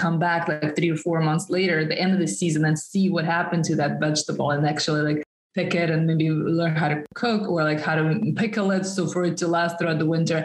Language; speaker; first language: English; non-native, fluent; Russian